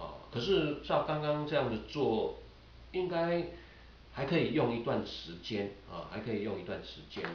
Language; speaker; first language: Chinese; native; Chinese